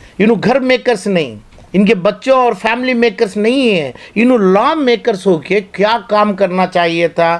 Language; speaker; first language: Hindi; non-native, local second language; Urdu